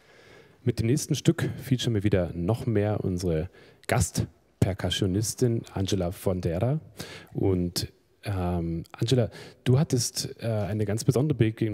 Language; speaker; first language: German; native; German